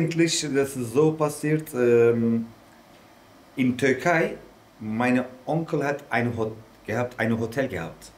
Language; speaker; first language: German; non-native, learner; Turkish